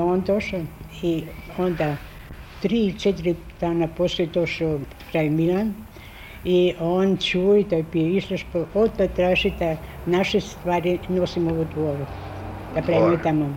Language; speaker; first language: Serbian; non-native, learner; German